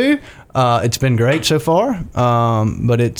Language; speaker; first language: English; native; English